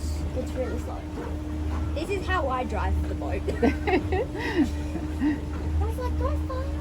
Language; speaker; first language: English; native; English